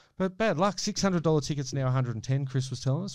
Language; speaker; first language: English; native; English